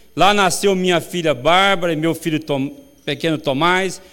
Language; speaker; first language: Portuguese; native; Portuguese